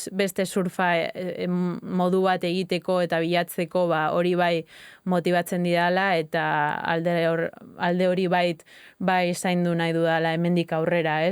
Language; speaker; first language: Basque; native; Basque